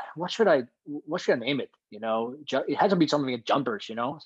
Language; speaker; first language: English; non-native, fluent; Danish